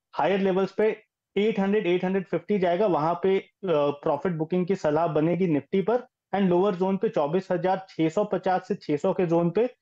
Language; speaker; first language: Hindi; native; Hindi